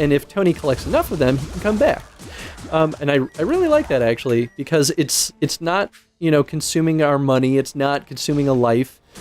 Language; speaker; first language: English; native; English